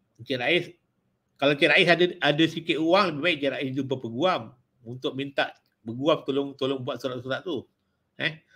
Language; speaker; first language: Malay; native; Malay